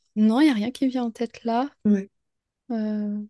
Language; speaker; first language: French; native; French